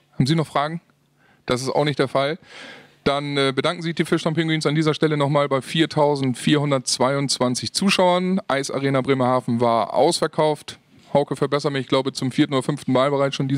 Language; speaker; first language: German; native; German